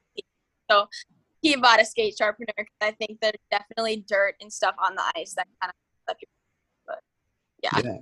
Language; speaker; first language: English; native; English